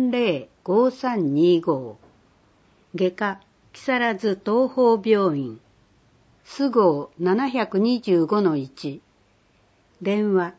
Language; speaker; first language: Japanese; native; Japanese